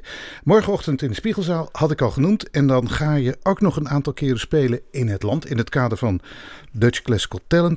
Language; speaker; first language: Dutch; native; Dutch